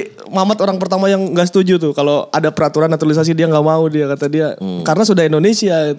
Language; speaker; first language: Indonesian; native; Indonesian